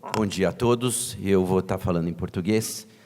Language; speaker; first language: Portuguese; native; Portuguese